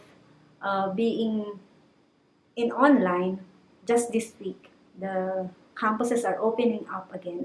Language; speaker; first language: English; non-native, local second language; Filipino